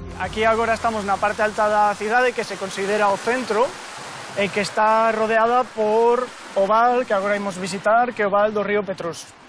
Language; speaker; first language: Galician; native; Galician